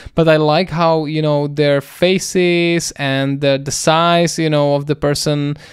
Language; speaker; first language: English; non-native, fluent; Czech